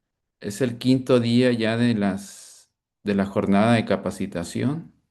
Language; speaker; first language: Spanish; native; Spanish